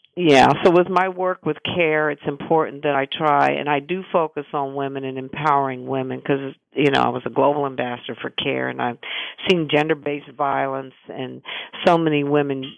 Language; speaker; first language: English; native; English